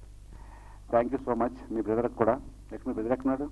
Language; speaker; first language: Telugu; native; Telugu